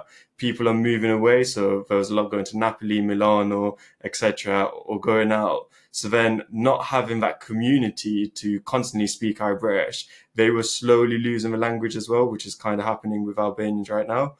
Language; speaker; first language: English; early bilingual, other home language; Albanian